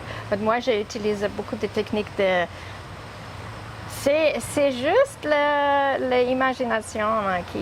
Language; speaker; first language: French; non-native, learner; English